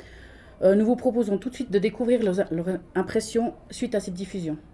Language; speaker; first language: French; native; French